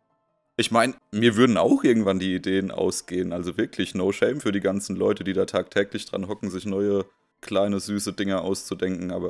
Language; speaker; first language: German; native; German